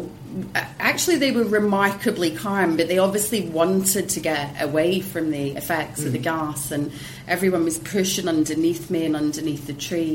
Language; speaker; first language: English; native; English